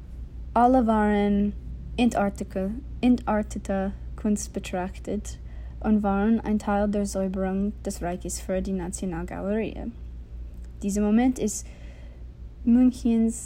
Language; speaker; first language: German; non-native, learner; English